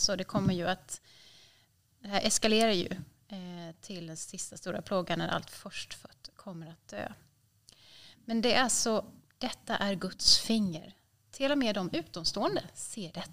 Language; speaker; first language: Swedish; native; Swedish